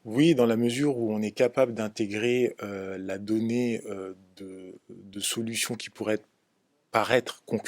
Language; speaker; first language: French; native; French